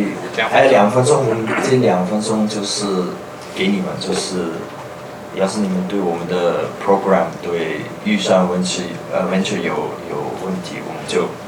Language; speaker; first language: Chinese; non-native, fluent; German